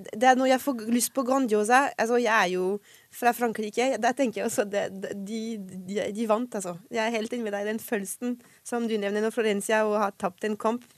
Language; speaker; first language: Norwegian; non-native, fluent; French